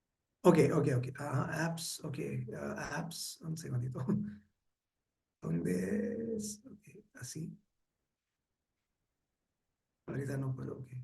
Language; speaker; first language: Spanish; non-native, learner; Hindi